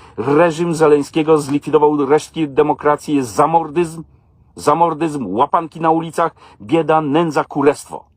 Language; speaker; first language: Polish; native; Polish